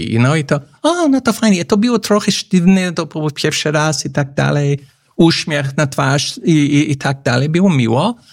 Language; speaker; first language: Polish; non-native, fluent; English